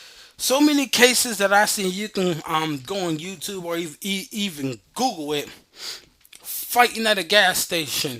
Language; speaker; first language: English; native; English